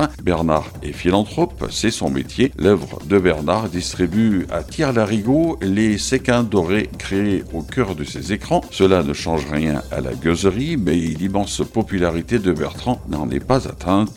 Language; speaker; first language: French; native; French